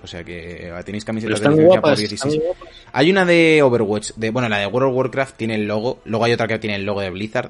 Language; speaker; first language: Spanish; native; Spanish